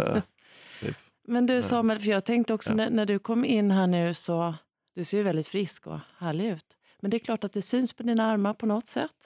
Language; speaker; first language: Swedish; native; Swedish